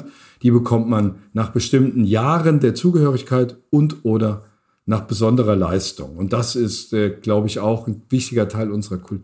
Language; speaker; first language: German; native; German